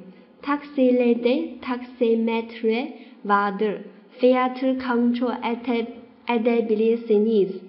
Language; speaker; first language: Turkish; non-native, fluent; Chinese